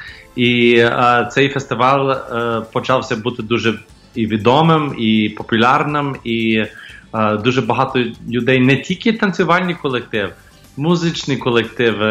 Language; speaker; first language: Ukrainian; early bilingual, heritage; English